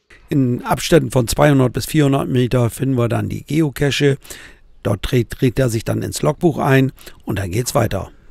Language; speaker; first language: German; native; German